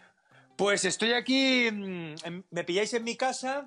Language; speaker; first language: Spanish; native; Spanish